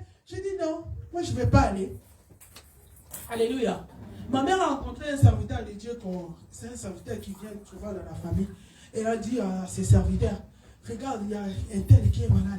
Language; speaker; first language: French; non-native, local second language; Lingala